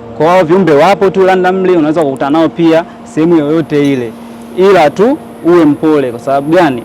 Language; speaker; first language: Swahili; native; Swahili